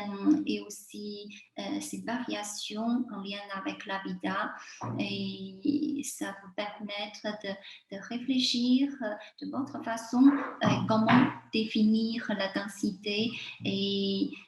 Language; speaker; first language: French; non-native, fluent; Chinese